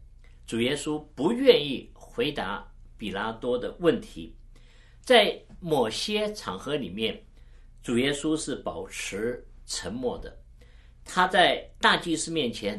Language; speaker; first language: Chinese; native; Chinese